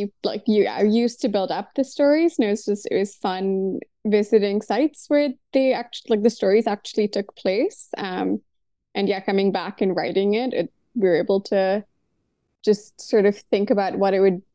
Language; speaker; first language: English; non-native, local second language; Urdu